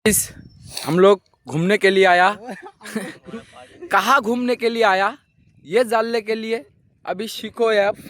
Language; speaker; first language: Hindi; non-native, local second language; Bangla